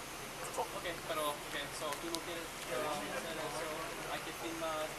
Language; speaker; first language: Spanish; early bilingual, heritage; Spanish